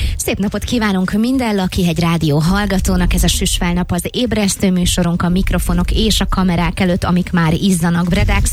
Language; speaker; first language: Hungarian; native; Hungarian